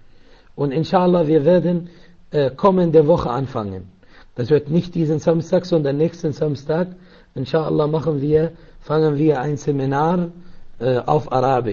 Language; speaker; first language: German; non-native, learner; Arabic